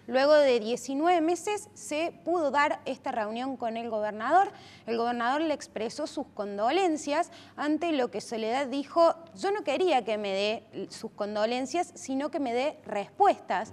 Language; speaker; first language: Spanish; native; Spanish